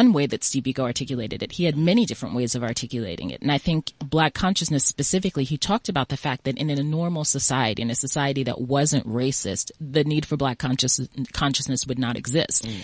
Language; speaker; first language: English; native; English